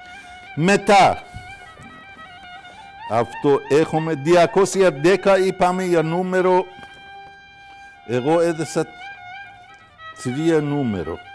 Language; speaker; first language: Greek; non-native, fluent; Persian